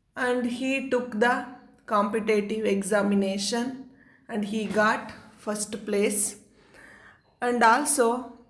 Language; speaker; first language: English; non-native, local second language; Kannada